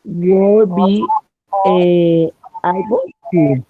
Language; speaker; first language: English; non-native, learner; Spanish